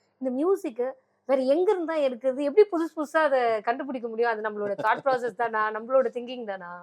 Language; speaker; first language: Tamil; native; Tamil